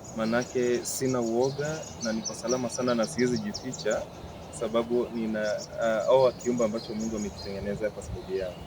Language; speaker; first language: Swahili; non-native, local second language; Luyia